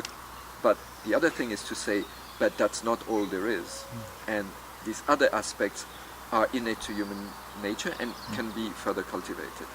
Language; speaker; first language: English; non-native, fluent; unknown